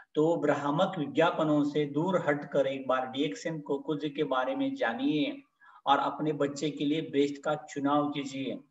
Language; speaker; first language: Hindi; non-native, local second language; Marathi